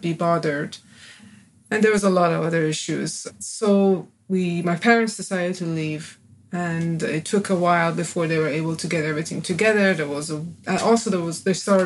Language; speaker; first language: English; non-native, fluent; Persian